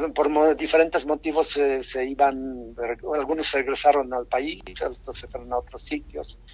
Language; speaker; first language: Spanish; non-native, fluent; Polish